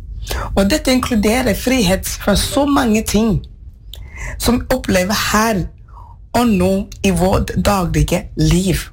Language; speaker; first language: Norwegian; non-native, fluent; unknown